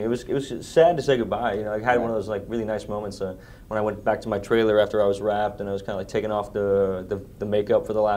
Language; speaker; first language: English; native; English